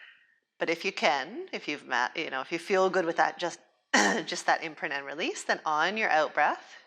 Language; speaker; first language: English; native; English